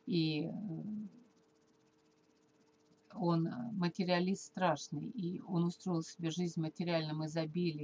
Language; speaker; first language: Russian; native; Russian